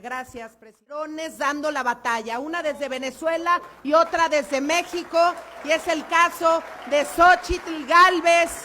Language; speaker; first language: Spanish; native; Spanish